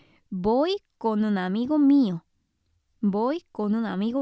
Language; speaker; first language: Spanish; non-native, fluent; Korean